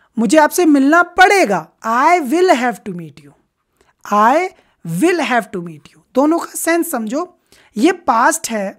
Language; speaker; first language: Hindi; native; Hindi